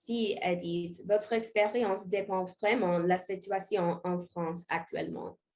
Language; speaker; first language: French; non-native, learner; English